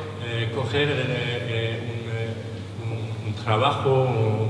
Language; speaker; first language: Spanish; non-native, learner; French